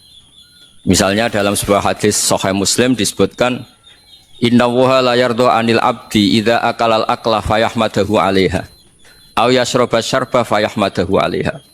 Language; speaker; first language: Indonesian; non-native, local second language; Javanese